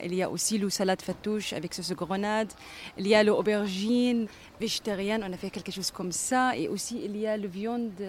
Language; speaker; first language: French; non-native, learner; Arabic